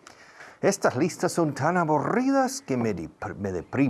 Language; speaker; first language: Spanish; non-native, fluent; English